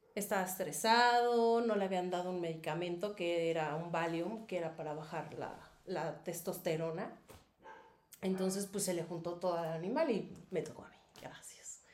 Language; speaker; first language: Spanish; native; Spanish